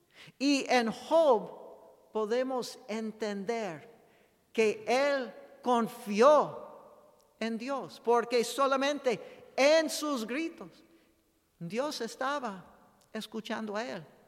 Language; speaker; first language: Spanish; non-native, fluent; English